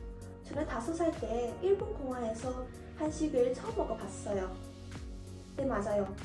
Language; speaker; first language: Korean; non-native, learner; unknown